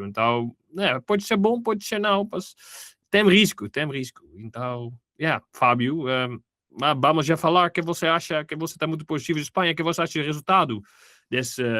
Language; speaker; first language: Portuguese; non-native, fluent; Dutch